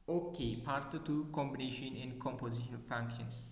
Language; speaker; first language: English; non-native, local second language; Amharic